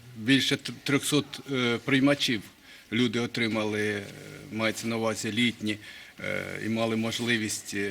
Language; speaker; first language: Ukrainian; native; Ukrainian